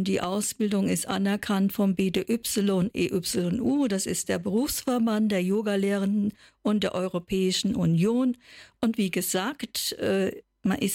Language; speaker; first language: German; native; German